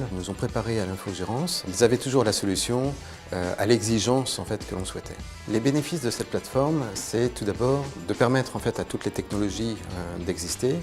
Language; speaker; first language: French; native; French